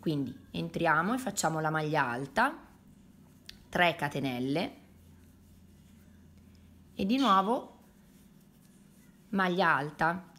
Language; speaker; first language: Italian; native; Italian